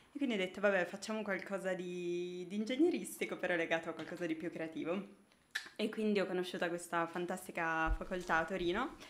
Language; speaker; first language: Italian; native; Italian